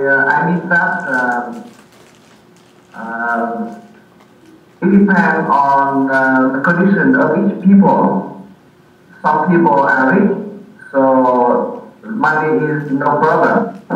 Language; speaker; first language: English; non-native, learner; Vietnamese